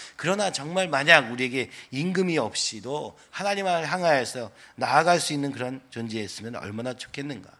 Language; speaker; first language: Korean; native; Korean